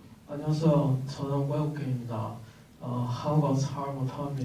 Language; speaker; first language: Korean; non-native, learner; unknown